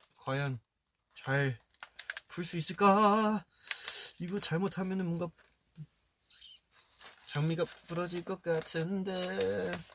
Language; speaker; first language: Korean; early bilingual, heritage; Korean